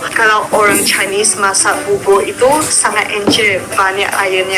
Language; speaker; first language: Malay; non-native, local second language; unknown